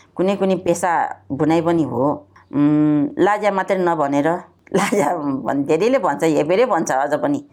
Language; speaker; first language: Nepali; non-native, local second language; Newari